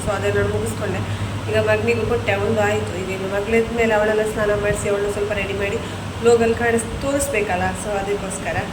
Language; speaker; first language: Kannada; non-native, local second language; Tulu